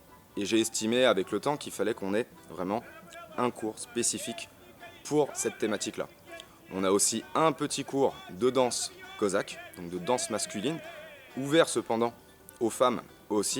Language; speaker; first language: French; native; French